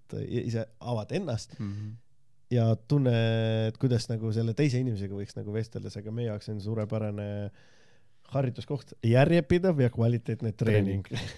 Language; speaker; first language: Estonian; non-native, local second language; Russian